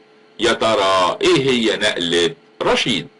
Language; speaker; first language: Arabic; native; Arabic